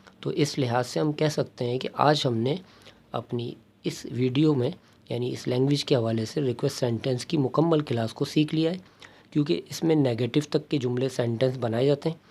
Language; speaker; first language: Urdu; native; Urdu